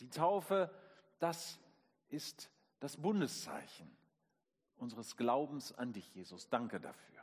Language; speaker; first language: German; native; German